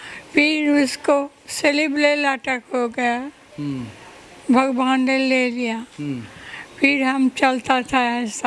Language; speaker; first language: Hindi; non-native, local second language; Bangla